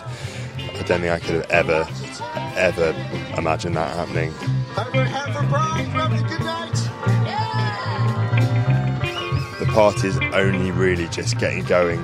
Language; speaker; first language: English; native; English